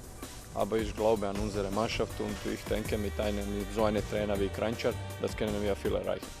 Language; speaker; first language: German; non-native, learner; Croatian